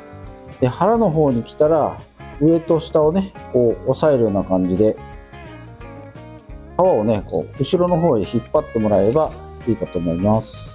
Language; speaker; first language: Japanese; native; Japanese